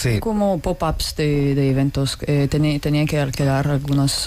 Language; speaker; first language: Spanish; non-native, learner; Russian